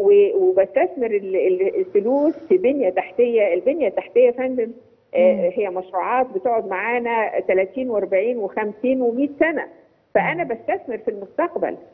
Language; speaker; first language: Arabic; native; Arabic